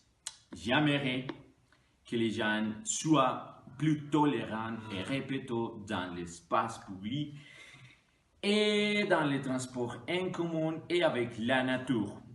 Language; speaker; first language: French; non-native, learner; Spanish